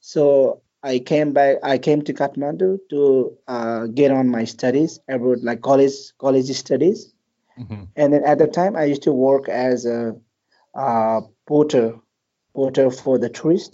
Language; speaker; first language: English; non-native, local second language; Nepali